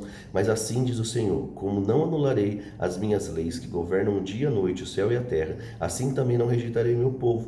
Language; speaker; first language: Portuguese; native; Portuguese